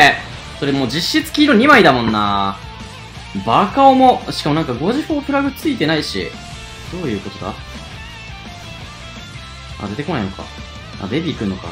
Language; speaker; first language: Japanese; native; Japanese